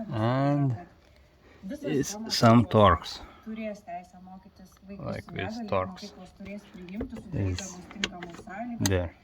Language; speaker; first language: English; non-native, learner; Lithuanian